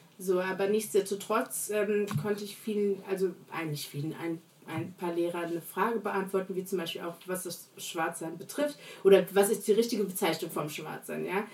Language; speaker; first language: German; early bilingual, other home language; Portuguese